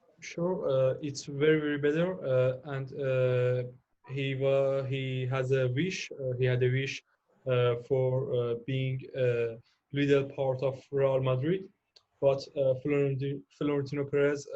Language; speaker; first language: English; non-native, learner; Persian